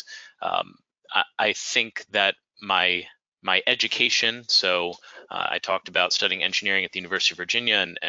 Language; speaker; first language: English; native; English